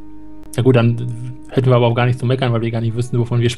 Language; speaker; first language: German; native; German